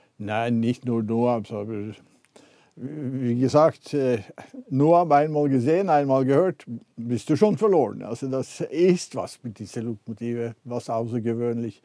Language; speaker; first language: German; non-native, fluent; Norwegian